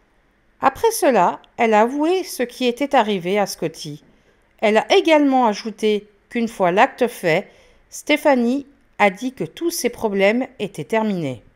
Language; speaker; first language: French; native; French